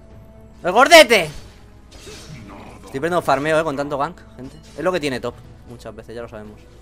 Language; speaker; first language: Spanish; native; Spanish